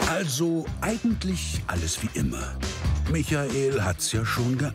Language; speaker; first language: German; native; German